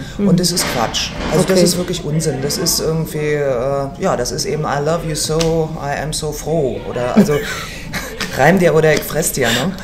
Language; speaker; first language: German; native; German